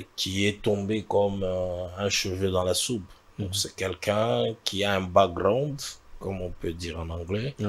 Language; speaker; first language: French; non-native, local second language; Swahili